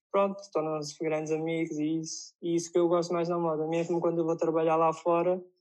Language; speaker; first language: Portuguese; non-native, fluent; Chinese